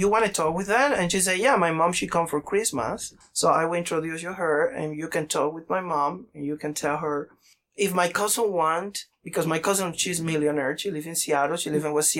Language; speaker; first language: English; non-native, learner; Spanish